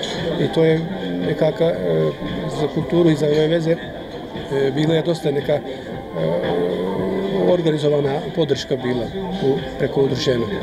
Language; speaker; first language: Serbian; early bilingual, heritage; Croatian